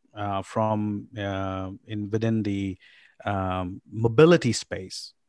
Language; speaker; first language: English; non-native, local second language; Urdu